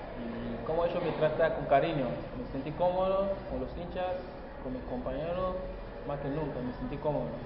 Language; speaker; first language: Spanish; non-native, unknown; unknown